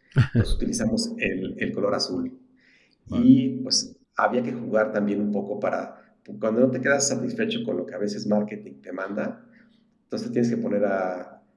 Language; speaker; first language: Spanish; native; Spanish